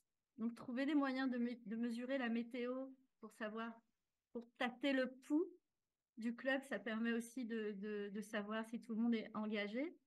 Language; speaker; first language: French; native; French